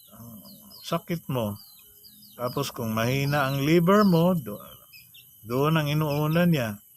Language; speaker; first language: Filipino; non-native, local second language; Cebuano